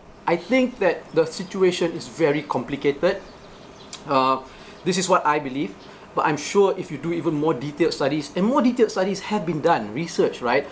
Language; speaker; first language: English; non-native, local second language; Malay